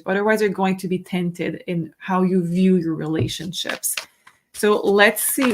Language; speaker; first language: English; non-native, fluent; French